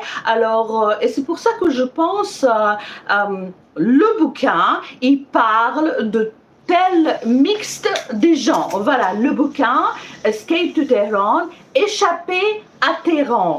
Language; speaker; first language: French; non-native, fluent; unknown